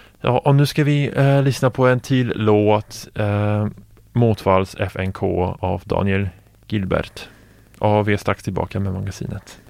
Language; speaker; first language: Swedish; non-native, fluent; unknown